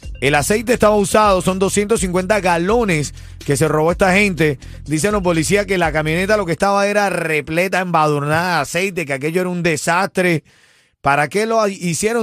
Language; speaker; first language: Spanish; native; Spanish